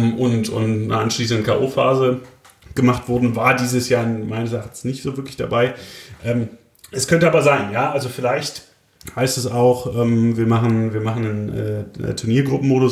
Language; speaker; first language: German; native; German